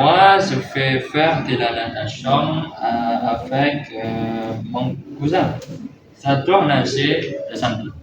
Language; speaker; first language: French; non-native, learner; Indonesian